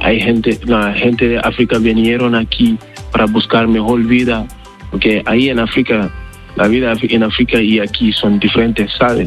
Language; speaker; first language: Spanish; non-native, learner; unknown